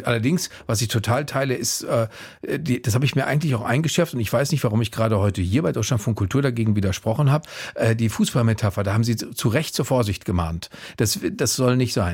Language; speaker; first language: German; native; German